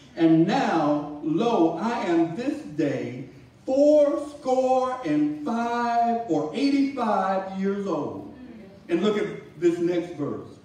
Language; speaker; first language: English; native; English